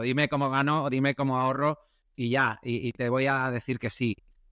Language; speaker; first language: Spanish; native; Spanish